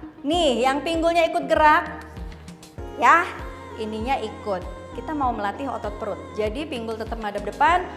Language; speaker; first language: Indonesian; native; Indonesian